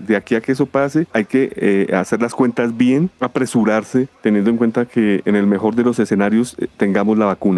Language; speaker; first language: Spanish; native; Spanish